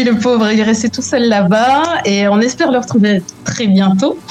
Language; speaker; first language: French; native; French